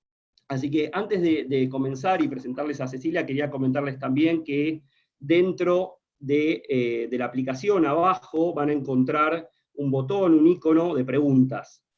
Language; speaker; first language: Spanish; native; Spanish